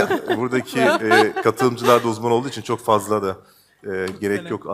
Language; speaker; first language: Turkish; native; Turkish